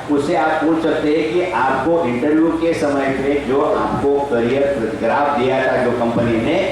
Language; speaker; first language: Hindi; non-native, local second language; Marathi